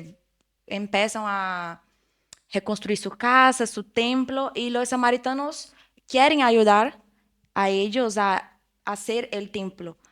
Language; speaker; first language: Spanish; non-native, fluent; Portuguese